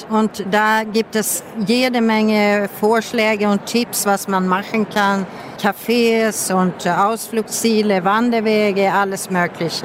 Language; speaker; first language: German; non-native, fluent; Swedish